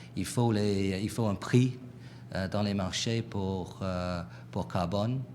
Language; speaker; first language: French; non-native, fluent; English